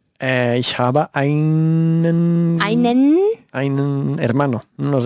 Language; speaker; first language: German; non-native, learner; Spanish